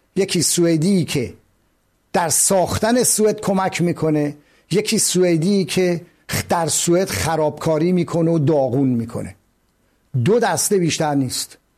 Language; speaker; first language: Persian; native; Persian